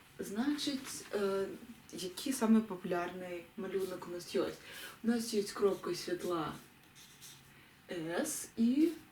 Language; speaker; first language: Belarusian; non-native, local second language; Russian